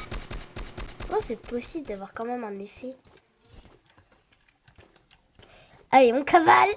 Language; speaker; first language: French; native; French